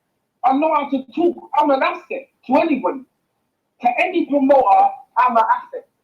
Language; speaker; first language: English; native; English